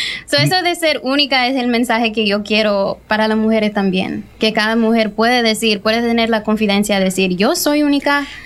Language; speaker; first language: Spanish; early bilingual, heritage; Spanish